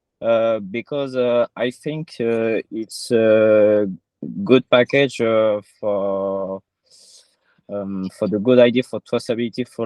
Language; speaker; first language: English; non-native, learner; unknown